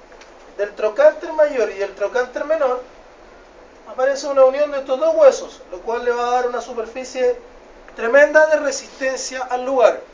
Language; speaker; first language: Spanish; native; Spanish